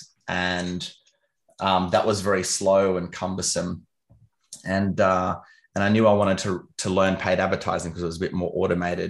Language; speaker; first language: English; native; English